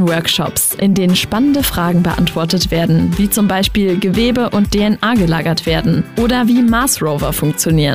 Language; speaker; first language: German; native; German